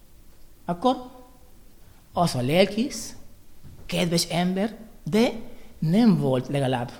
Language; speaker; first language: Hungarian; non-native, learner; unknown